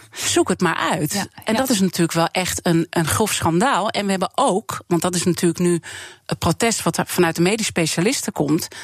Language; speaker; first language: Dutch; native; Dutch